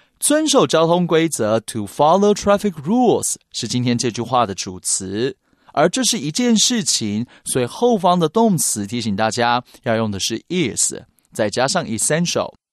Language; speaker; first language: Chinese; native; Chinese